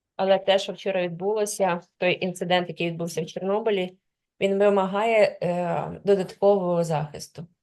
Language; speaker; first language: Ukrainian; non-native, local second language; Russian